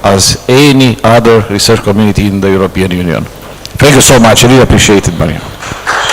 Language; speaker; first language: English; non-native, fluent; Romanian